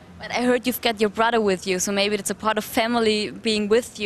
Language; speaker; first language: English; non-native, fluent; German